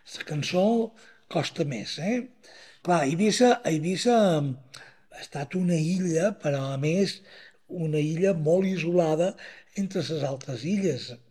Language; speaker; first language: Catalan; native; Catalan